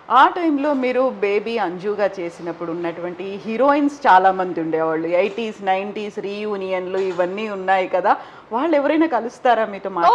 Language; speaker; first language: Telugu; native; Telugu